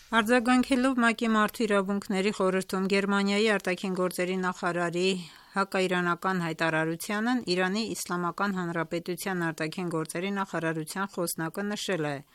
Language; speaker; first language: Armenian; native; Armenian